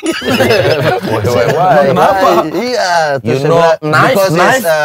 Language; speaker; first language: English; non-native, learner; Indonesian